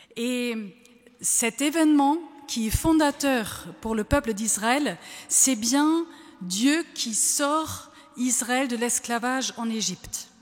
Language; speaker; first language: French; non-native, fluent; German